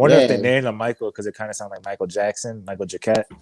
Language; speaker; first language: English; native; English